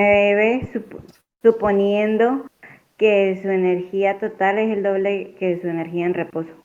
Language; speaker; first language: Spanish; native; Spanish